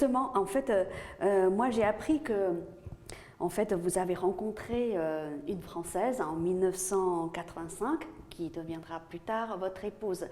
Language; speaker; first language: French; native; French